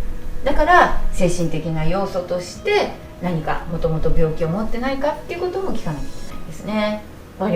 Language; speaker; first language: Japanese; native; Japanese